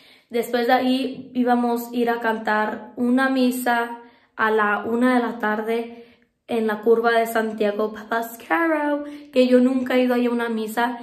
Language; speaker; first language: Spanish; early bilingual, heritage; Spanish